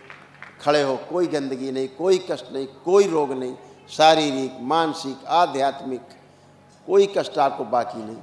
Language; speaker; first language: Hindi; native; Hindi